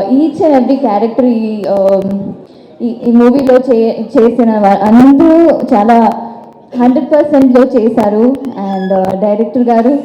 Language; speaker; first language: Telugu; non-native, fluent; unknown